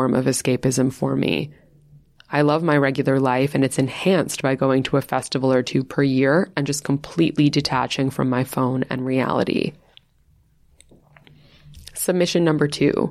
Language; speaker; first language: English; native; English